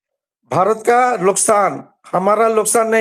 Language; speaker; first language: Hindi; non-native, learner; Bangla